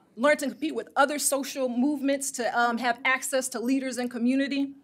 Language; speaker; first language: English; native; English